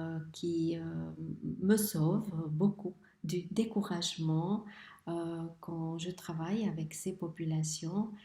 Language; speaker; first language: French; non-native, fluent; Spanish